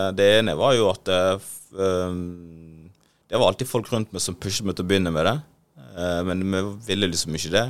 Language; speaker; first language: Norwegian; early bilingual, other home language; Swahili